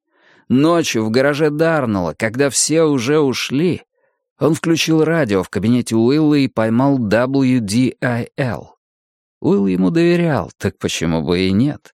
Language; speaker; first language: Russian; native; Russian